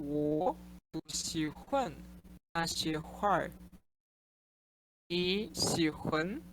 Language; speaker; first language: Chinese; non-native, learner; Portuguese